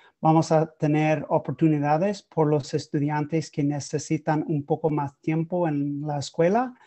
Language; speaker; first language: Spanish; non-native, learner; English